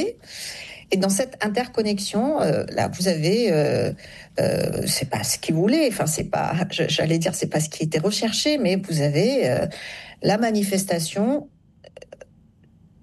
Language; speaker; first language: French; native; French